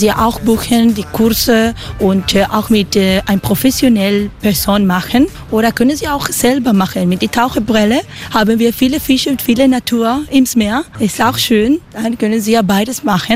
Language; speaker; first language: German; non-native, learner; Spanish